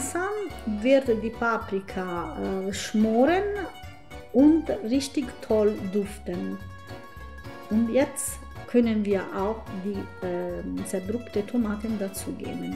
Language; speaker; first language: German; non-native, fluent; Italian